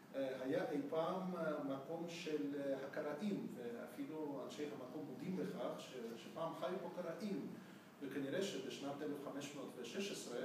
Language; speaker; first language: Hebrew; non-native, fluent; Russian